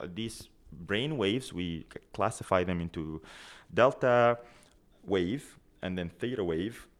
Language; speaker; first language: English; non-native, fluent; Arabic